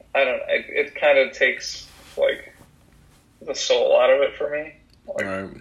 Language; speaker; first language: English; early bilingual, other home language; Russian